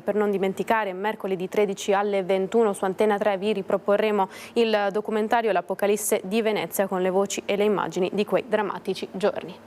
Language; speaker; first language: Italian; native; Italian